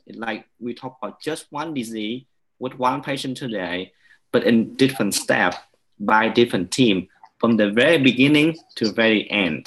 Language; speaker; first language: English; non-native, fluent; Vietnamese